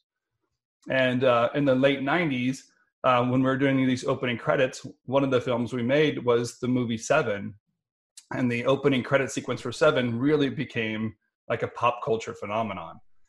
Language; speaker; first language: English; native; English